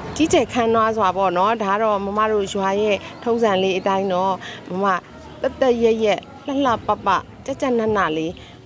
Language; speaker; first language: Burmese; native; Burmese